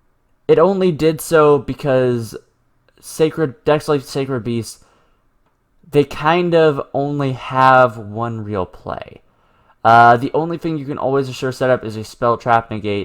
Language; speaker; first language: English; native; English